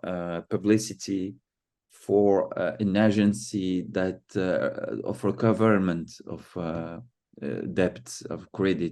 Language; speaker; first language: English; non-native, fluent; Arabic